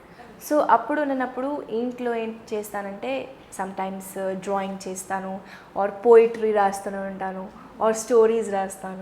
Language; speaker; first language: Telugu; non-native, fluent; Hindi